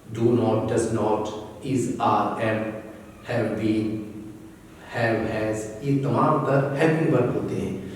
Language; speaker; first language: Hindi; native; Hindi